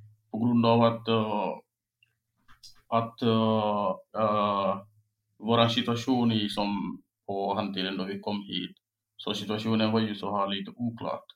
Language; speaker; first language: Swedish; non-native, fluent; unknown